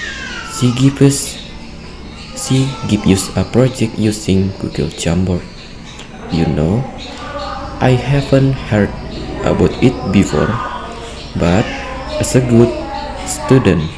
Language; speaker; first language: English; non-native, learner; Indonesian